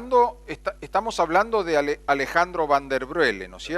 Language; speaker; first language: Spanish; native; Spanish